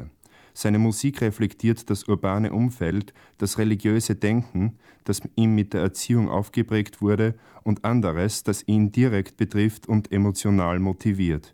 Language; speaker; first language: German; native; German